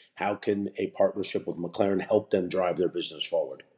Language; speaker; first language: English; native; English